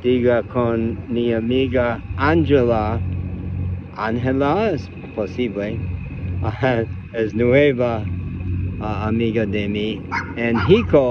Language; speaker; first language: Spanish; non-native, learner; English